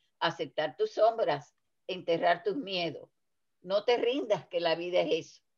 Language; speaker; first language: Spanish; native; Spanish